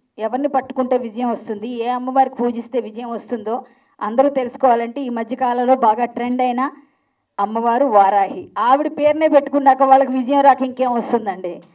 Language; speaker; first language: Telugu; native; Telugu